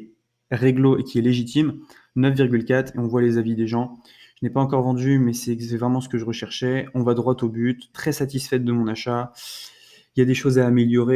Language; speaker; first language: French; native; French